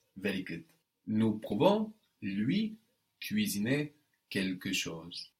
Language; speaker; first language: French; non-native, fluent; English